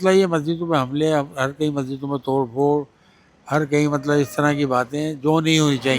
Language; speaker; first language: Hindi; native; Hindi